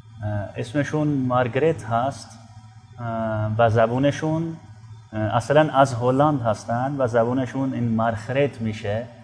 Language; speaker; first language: Persian; non-native, fluent; Urdu